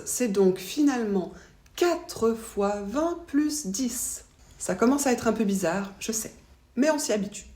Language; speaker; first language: French; native; French